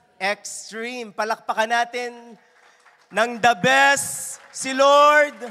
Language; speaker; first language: Filipino; native; Filipino